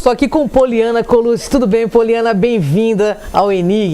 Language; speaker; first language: Portuguese; native; Portuguese